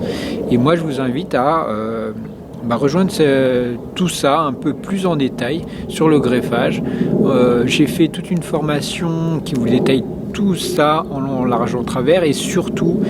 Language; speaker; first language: French; native; French